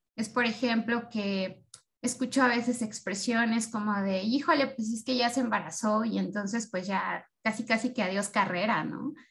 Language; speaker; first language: Spanish; native; Spanish